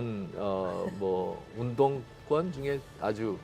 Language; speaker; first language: Korean; native; Korean